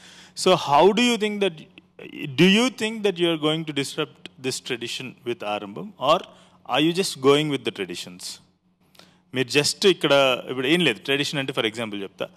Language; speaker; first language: Telugu; native; Telugu